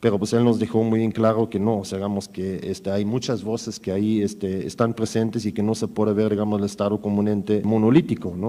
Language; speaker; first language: Spanish; native; Spanish